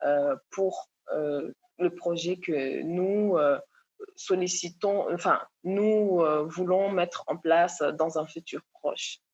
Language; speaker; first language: French; non-native, local second language; Comorian